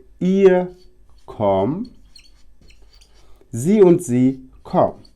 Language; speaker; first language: German; non-native, fluent; Turkish